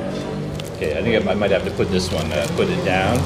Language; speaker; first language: English; native; English